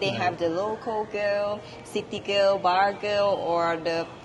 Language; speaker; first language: English; non-native, learner; Thai